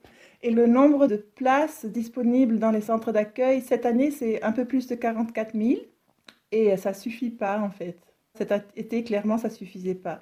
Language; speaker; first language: French; non-native, fluent; Dutch